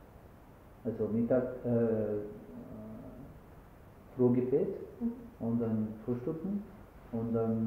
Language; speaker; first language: German; non-native, learner; Arabic